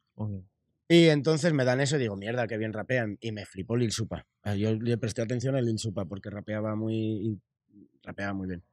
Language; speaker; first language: Spanish; native; Spanish